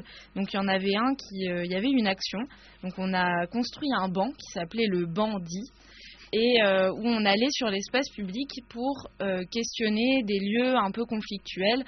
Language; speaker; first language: French; native; French